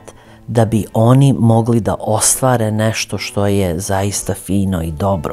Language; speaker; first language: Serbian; early bilingual, other home language; Croatian